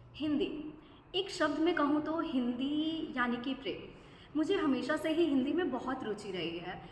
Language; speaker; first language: Hindi; non-native, local second language; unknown